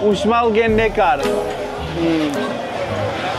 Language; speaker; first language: Spanish; non-native, learner; Georgian